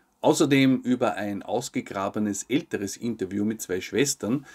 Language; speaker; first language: German; native; German